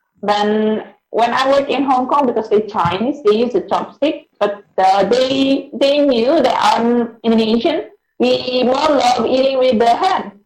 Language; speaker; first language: English; non-native, learner; Indonesian